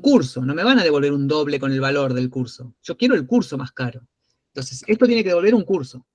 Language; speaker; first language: Spanish; native; Spanish